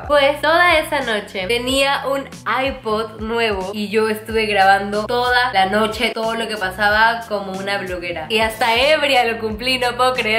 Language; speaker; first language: Spanish; native; Spanish